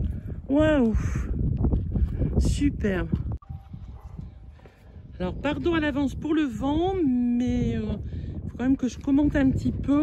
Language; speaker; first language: French; native; French